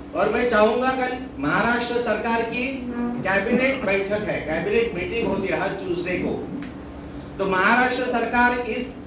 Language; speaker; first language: Hindi; non-native, local second language; Marathi